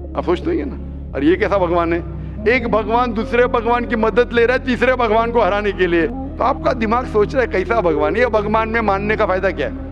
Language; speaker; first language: Hindi; non-native, local second language; Urdu